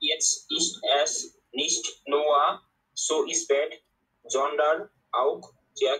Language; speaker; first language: German; non-native, learner; Bangla